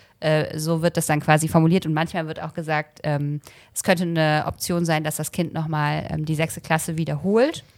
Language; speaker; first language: German; native; German